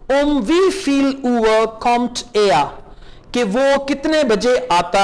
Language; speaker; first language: German; non-native, fluent; Urdu